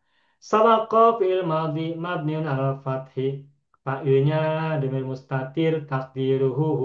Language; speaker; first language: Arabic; non-native, fluent; Indonesian